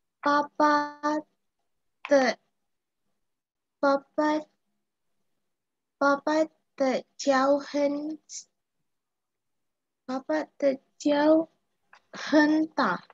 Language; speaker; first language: Chinese; non-native, learner; Indonesian